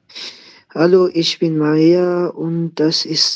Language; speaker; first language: German; non-native, learner; Urdu